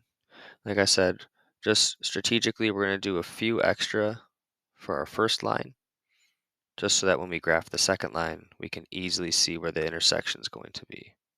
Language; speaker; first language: English; native; English